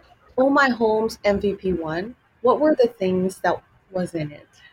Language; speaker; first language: English; non-native, local second language; Filipino